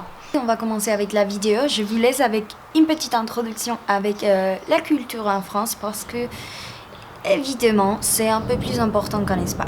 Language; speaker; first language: French; non-native, fluent; Spanish